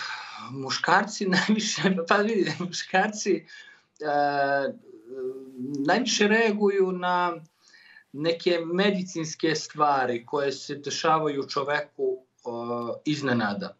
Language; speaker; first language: Serbian; native; Serbian